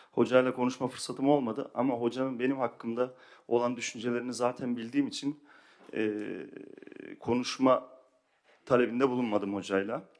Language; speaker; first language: Turkish; early bilingual, heritage; Turkish